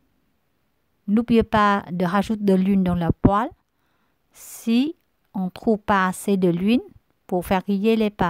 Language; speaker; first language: French; non-native, learner; Vietnamese